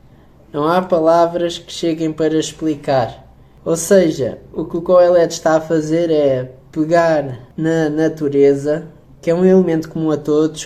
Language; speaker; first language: Portuguese; native; Portuguese